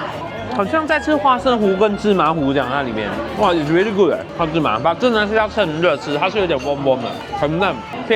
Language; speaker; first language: Chinese; native; Chinese